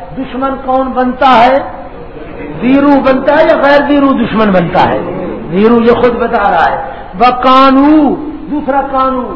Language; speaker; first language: Urdu; non-native, local second language; Punjabi